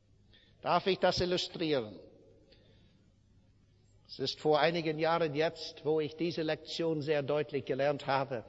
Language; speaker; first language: German; non-native, fluent; English